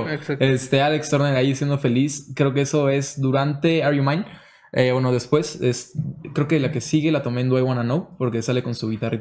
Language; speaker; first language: Spanish; native; Spanish